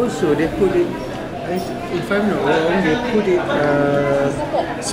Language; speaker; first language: English; non-native, learner; Indonesian